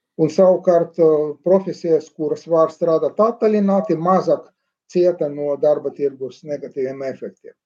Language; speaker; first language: Latvian; non-native, local second language; Russian